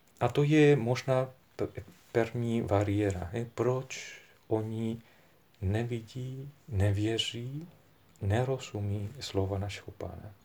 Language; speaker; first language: Czech; non-native, fluent; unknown